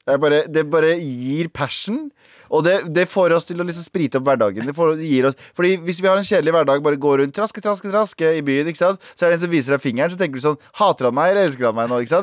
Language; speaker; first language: Norwegian; early bilingual, other home language; Kurdish